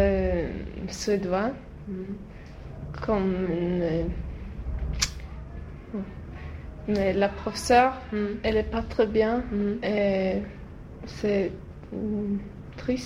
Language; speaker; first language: French; non-native, learner; Swedish